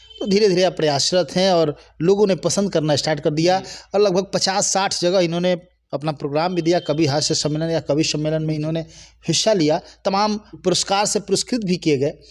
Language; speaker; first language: Hindi; native; Hindi